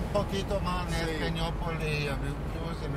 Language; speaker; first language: Spanish; non-native, learner; English